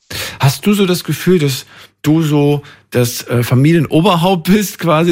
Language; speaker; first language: German; native; German